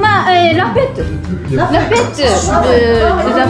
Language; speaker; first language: French; non-native, learner; Japanese